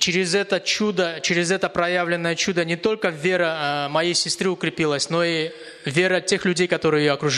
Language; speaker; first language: Russian; native; Russian